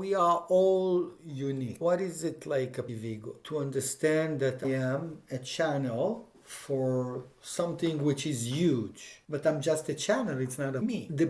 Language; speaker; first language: English; non-native, fluent; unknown